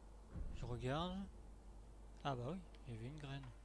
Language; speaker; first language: French; native; French